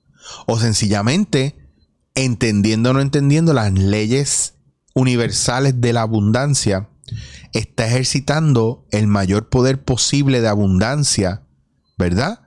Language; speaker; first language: Spanish; native; Spanish